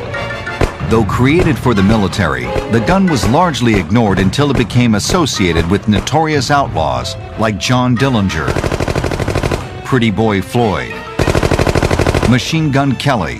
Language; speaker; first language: English; native; English